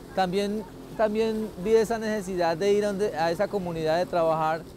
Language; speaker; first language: Spanish; native; Spanish